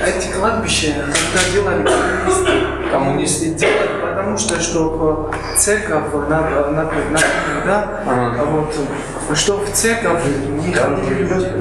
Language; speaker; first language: Russian; non-native, learner; Georgian